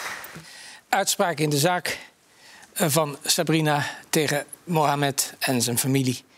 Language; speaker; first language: Dutch; native; Dutch